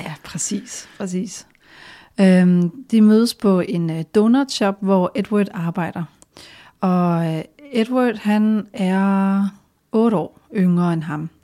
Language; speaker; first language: Danish; native; Danish